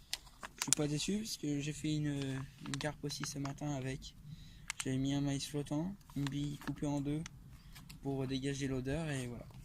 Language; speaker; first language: French; native; French